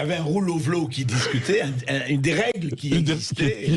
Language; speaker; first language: French; native; French